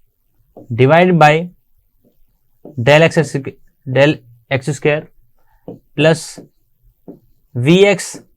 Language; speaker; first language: English; non-native, local second language; Hindi